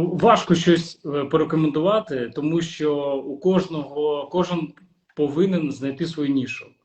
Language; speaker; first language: Ukrainian; non-native, local second language; Russian